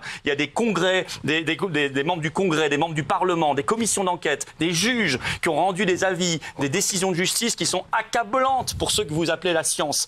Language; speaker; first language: French; native; French